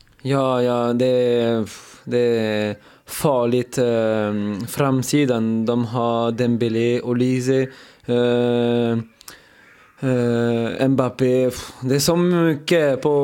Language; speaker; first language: Swedish; early bilingual, heritage; French